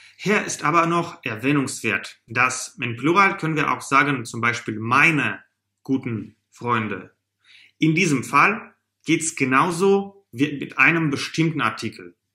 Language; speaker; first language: German; non-native, fluent; Russian